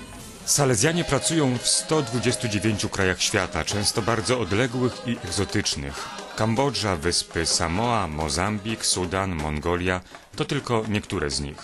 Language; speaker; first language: Polish; native; Polish